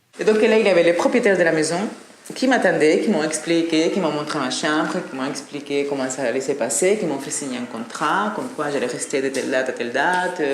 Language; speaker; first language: French; non-native, fluent; Spanish